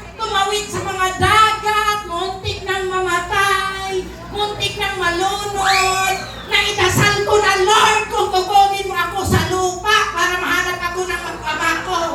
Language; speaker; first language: Filipino; non-native, local second language; Cebuano